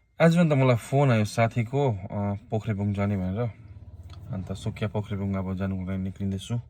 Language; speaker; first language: Nepali; native; Nepali